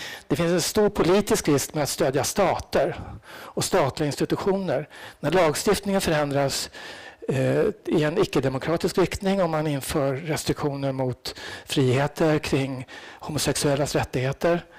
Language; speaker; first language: Swedish; native; Swedish